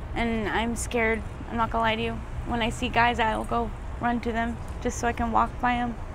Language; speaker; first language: English; native; English